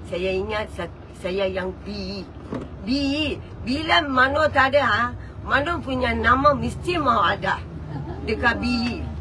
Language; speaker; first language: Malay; non-native, local second language; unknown